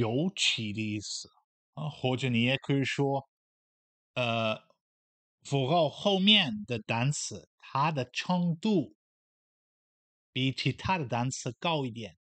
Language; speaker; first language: Chinese; non-native, fluent; Dutch